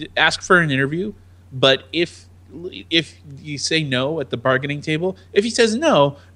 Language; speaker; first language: English; native; English